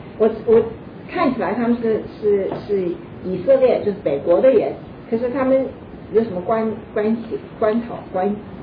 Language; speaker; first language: Chinese; native; Chinese